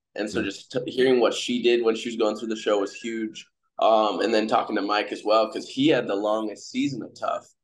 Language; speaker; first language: English; native; English